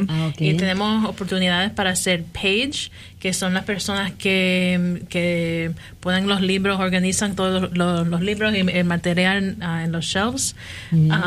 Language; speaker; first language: Spanish; early bilingual, heritage; Spanish